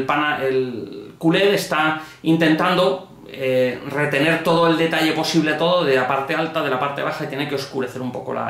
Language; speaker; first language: Spanish; native; Spanish